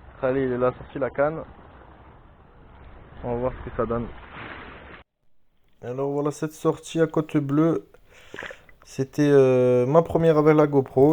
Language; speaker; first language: French; native; French